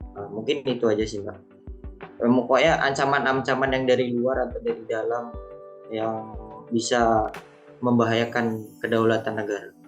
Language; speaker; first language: Indonesian; native; Indonesian